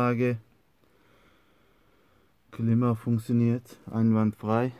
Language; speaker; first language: German; non-native, learner; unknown